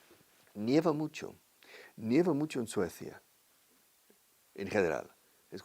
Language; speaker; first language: Spanish; non-native, fluent; English